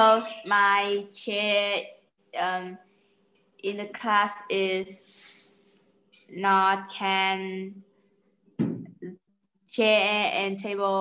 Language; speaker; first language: English; non-native, learner; Vietnamese